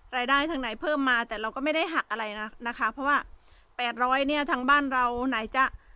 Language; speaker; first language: Thai; native; Thai